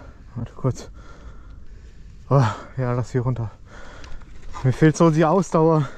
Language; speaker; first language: German; native; German